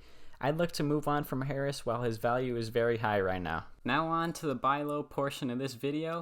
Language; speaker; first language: English; native; English